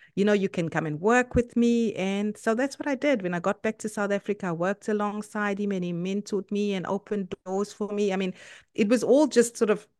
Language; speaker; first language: English; native; English